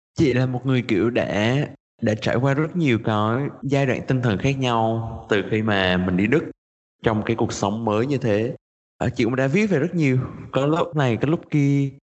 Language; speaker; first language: Vietnamese; native; Vietnamese